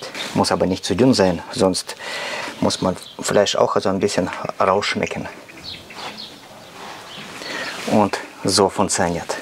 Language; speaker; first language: German; non-native, learner; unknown